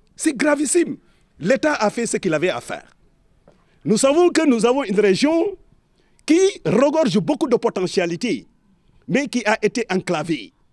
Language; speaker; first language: French; non-native, local second language; Serer